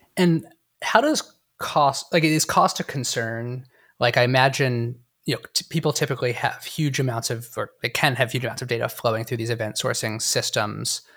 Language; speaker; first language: English; native; English